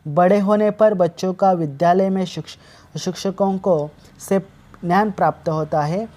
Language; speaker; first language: Hindi; non-native, local second language; Marathi